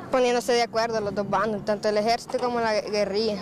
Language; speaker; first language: Spanish; native; Spanish